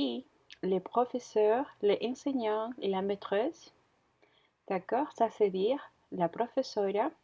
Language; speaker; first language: French; non-native, learner; Spanish